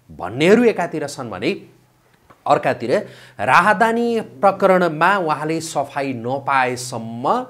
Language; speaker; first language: Nepali; native; Nepali